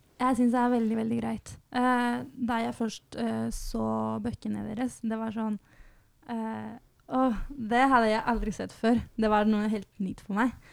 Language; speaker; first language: Norwegian; non-native, fluent; Spanish